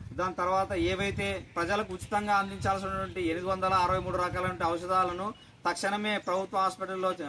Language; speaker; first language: Telugu; native; Telugu